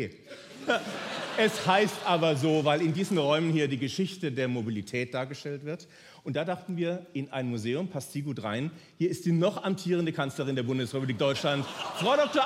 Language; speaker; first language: German; native; German